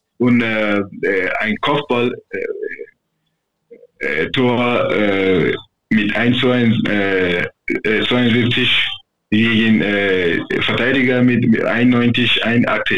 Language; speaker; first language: German; non-native, fluent; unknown